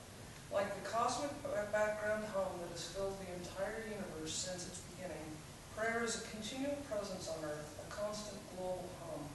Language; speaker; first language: English; native; English